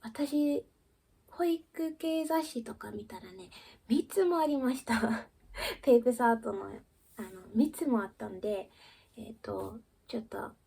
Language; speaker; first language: Japanese; early bilingual, heritage; Japanese